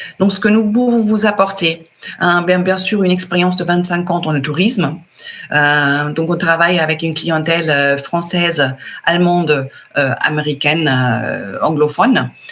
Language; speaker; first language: French; non-native, fluent; German